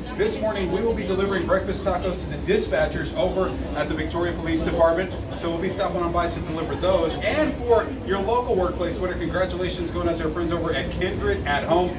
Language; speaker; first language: English; native; English